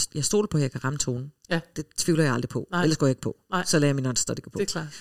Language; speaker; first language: Danish; early bilingual, heritage; Danish